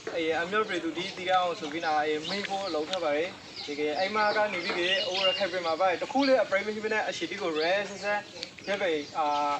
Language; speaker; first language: Burmese; native; Burmese